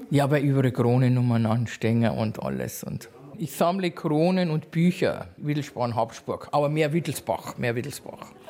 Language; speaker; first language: German; native; German